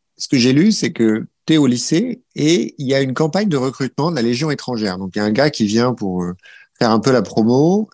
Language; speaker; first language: French; native; French